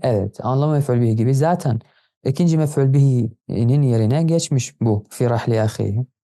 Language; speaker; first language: Turkish; non-native, fluent; Arabic